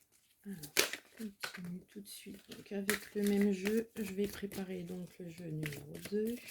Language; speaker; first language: French; native; French